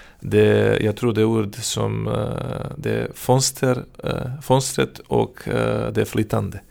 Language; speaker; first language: Swedish; non-native, learner; Serbian